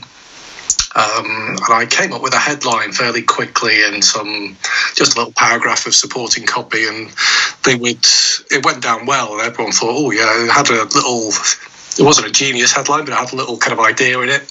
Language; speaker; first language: English; native; English